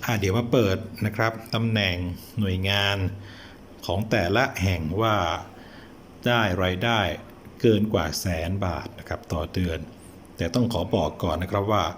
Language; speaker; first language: Thai; native; Thai